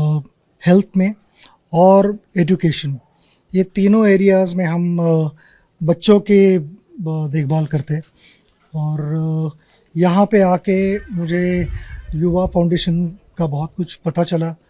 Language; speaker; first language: Hindi; non-native, local second language; Marathi